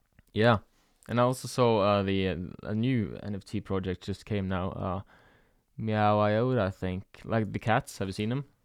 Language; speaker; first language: English; non-native, fluent; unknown